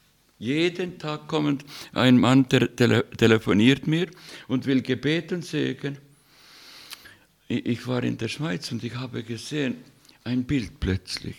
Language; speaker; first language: German; non-native, fluent; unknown